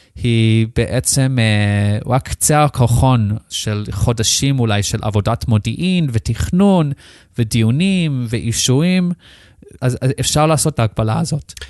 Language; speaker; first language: Hebrew; non-native, fluent; English